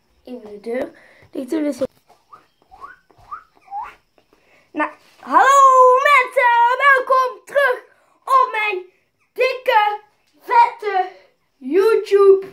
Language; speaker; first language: Dutch; native; Dutch